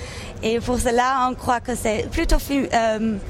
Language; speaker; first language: French; non-native, local second language; Dutch